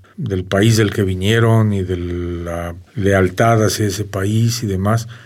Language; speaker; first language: Spanish; native; Spanish